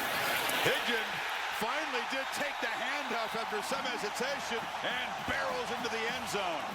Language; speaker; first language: English; native; English